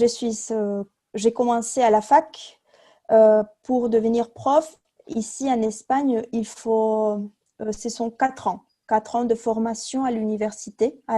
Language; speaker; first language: French; non-native, fluent; Spanish